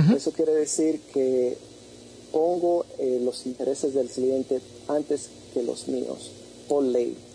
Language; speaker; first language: Spanish; early bilingual, heritage; Spanish